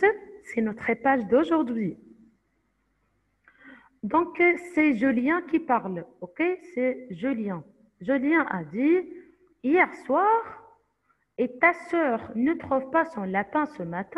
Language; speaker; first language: French; non-native, fluent; Arabic